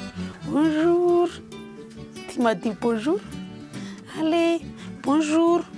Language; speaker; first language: French; non-native, learner; Malagasy